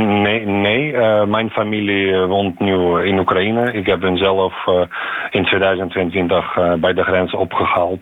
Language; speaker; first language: Dutch; non-native, fluent; Ukrainian